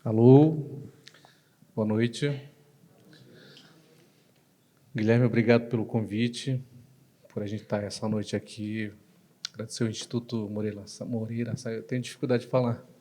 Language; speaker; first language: Portuguese; non-native, local second language; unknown